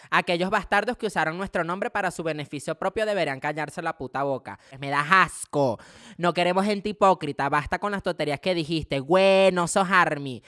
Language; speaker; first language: Spanish; native; Spanish